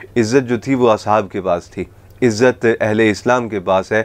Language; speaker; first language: Urdu; native; Urdu